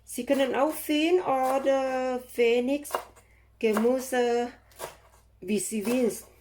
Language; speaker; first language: German; non-native, learner; Thai